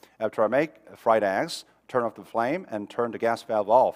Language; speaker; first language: English; non-native, fluent; Korean